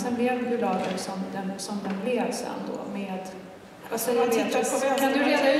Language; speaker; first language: Swedish; native; Swedish